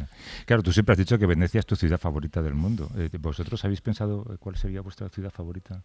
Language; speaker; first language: Spanish; native; Spanish